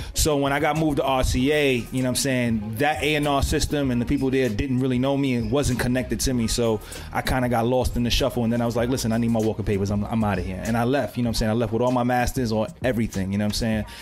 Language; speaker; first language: English; native; English